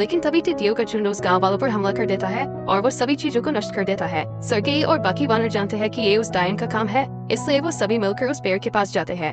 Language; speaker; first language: Hindi; native; Hindi